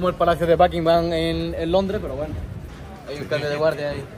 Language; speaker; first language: Spanish; native; Spanish